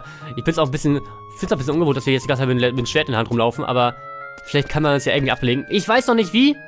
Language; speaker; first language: German; native; German